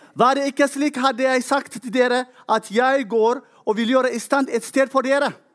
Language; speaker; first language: Norwegian; non-native, fluent; Tigrinya